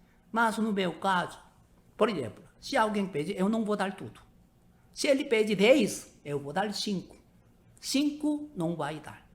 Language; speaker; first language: Portuguese; non-native, learner; Korean